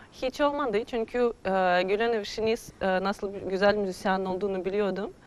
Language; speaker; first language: Turkish; non-native, fluent; Russian